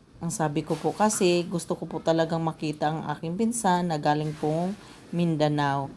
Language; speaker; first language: Filipino; non-native, local second language; Cebuano